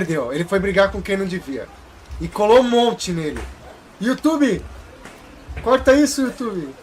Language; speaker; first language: Portuguese; native; Portuguese